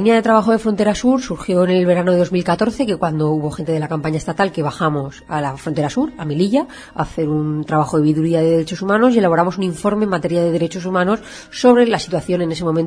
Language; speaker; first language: Spanish; native; Spanish